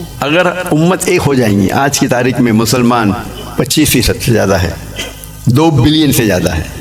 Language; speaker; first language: Urdu; non-native, local second language; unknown